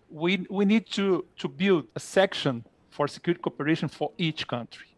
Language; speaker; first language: English; non-native, fluent; Portuguese